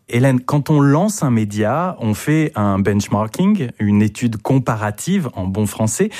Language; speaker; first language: French; native; French